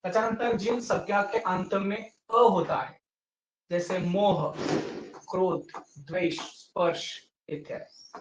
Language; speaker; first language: Hindi; non-native, local second language; Marathi